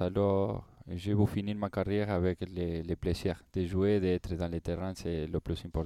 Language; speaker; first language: French; non-native, learner; Spanish